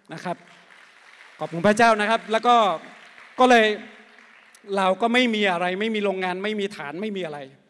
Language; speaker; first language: Thai; non-native, local second language; Akha